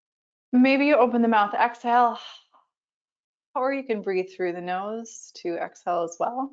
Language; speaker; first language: English; native; English